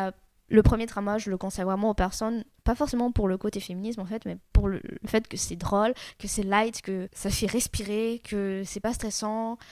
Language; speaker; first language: French; native; French